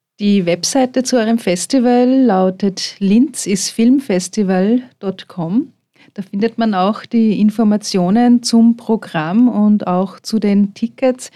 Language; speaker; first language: German; native; German